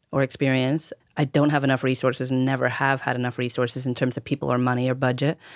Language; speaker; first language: English; native; English